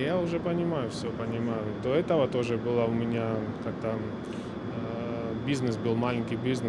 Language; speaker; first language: Ukrainian; non-native, learner; Georgian